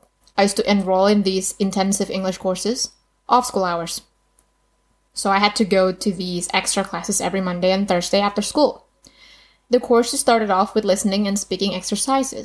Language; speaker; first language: English; non-native, fluent; Indonesian